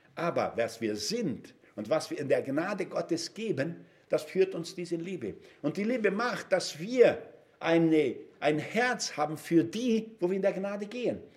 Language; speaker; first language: German; non-native, fluent; Portuguese